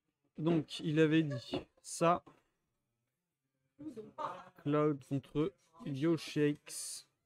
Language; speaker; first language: French; native; French